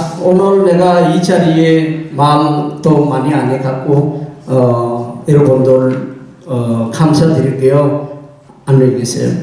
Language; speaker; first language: Korean; non-native, fluent; Bangla